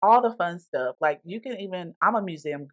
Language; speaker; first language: English; native; English